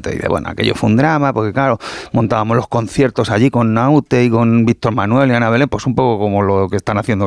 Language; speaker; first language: Spanish; native; Spanish